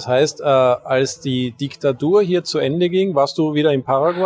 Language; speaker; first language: German; native; German